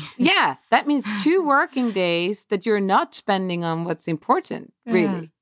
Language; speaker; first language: English; non-native, fluent; Swedish